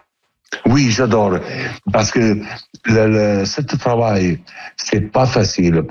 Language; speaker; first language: French; non-native, learner; Italian